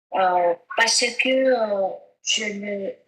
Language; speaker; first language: French; non-native, learner; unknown